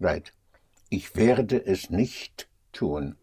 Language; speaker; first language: German; non-native, fluent; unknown